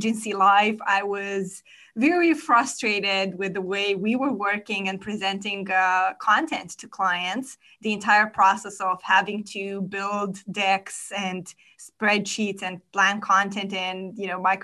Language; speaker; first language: English; non-native, fluent; Romanian